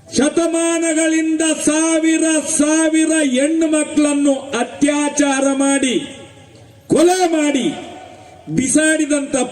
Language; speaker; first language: Kannada; non-native, local second language; Tulu